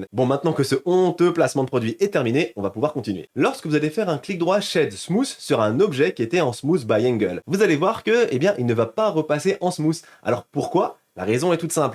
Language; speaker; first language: French; native; French